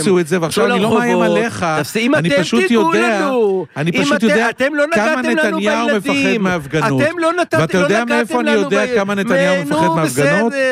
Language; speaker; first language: Hebrew; native; Hebrew